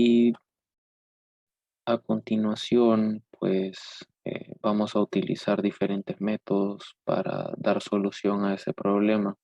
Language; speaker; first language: Spanish; native; Spanish